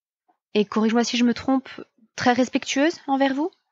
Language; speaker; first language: French; native; French